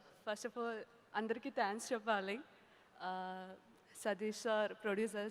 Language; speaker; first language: Telugu; non-native, learner; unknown